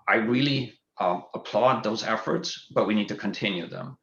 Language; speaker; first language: English; non-native, fluent; German